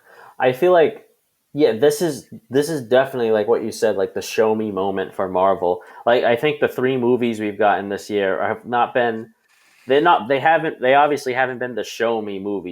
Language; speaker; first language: English; native; English